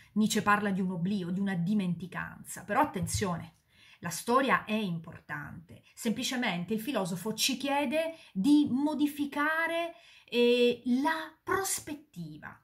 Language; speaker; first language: Italian; native; Italian